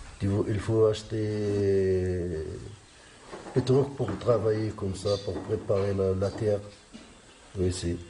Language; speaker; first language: French; non-native, learner; Arabic